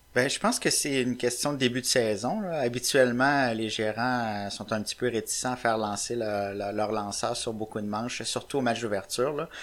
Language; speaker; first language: French; native; French